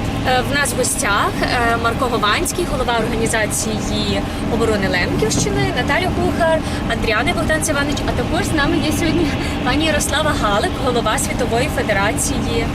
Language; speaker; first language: Ukrainian; native; Ukrainian